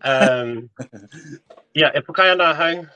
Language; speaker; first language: Māori; non-native, local second language; English